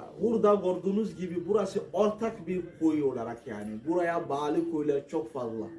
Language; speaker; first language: Turkish; non-native, learner; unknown